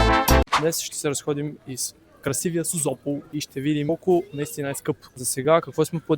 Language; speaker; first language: Bulgarian; native; Bulgarian